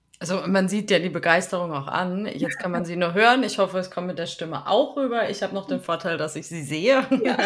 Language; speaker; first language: German; native; German